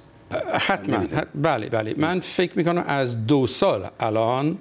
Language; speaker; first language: Persian; non-native, fluent; English